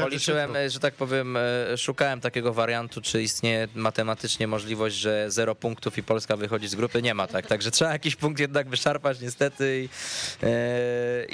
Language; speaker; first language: Polish; native; Polish